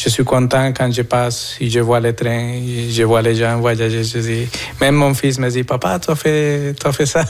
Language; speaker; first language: French; non-native, fluent; Spanish